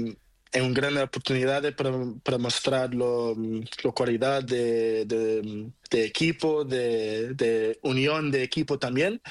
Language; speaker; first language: Spanish; non-native, learner; Portuguese